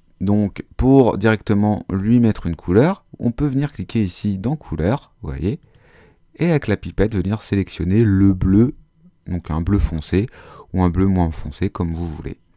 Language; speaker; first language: French; native; French